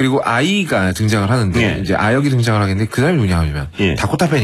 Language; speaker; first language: Korean; native; Korean